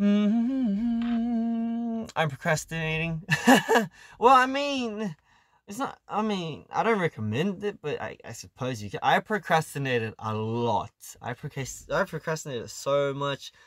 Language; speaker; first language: English; early bilingual, other home language; Korean